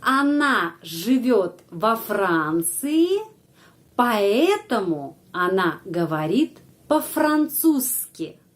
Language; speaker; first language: Russian; non-native, fluent; Indonesian